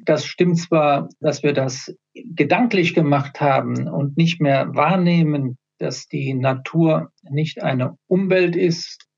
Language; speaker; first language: German; native; German